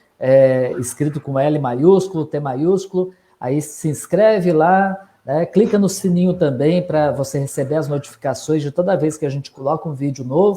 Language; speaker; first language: Portuguese; native; Portuguese